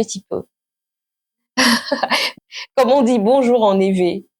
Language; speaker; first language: French; native; French